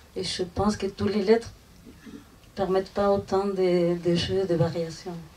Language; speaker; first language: French; non-native, fluent; Spanish